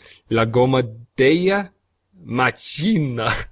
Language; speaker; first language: Italian; non-native, learner; English